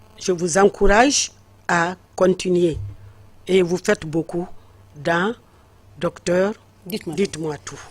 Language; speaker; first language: French; non-native, local second language; Fula